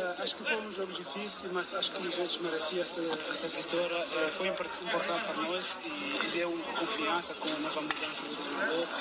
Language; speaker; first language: Portuguese; non-native, fluent; Zulu